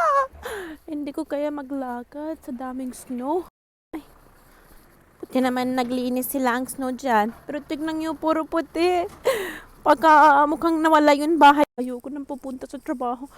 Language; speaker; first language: Filipino; non-native, learner; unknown